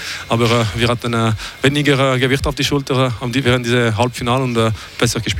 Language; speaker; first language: German; non-native, fluent; French